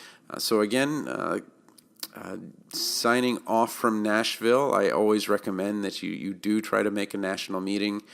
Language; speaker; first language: English; native; English